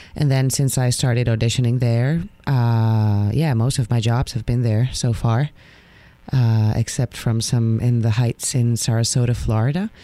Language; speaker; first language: English; non-native, fluent; Spanish